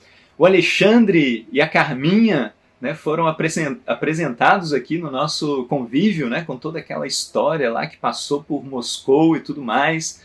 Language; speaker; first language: Portuguese; native; Portuguese